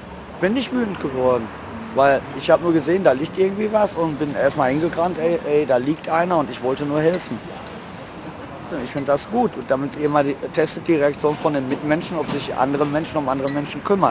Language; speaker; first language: German; native; German